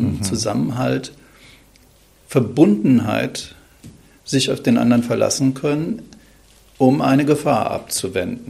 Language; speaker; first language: German; native; German